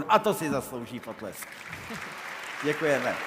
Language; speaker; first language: Czech; native; Czech